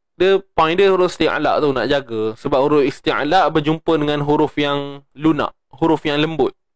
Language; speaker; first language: Malay; native; Malay